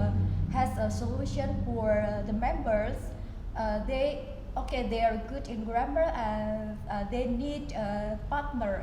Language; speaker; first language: English; non-native, learner; Indonesian